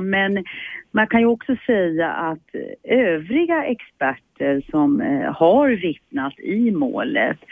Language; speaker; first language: Swedish; native; Swedish